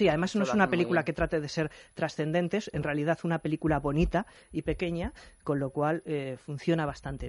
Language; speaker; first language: Spanish; native; Spanish